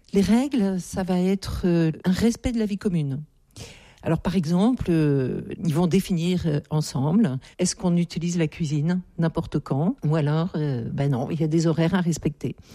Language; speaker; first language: French; native; French